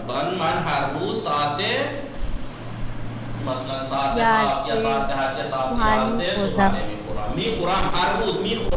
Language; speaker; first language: Persian; non-native, fluent; Urdu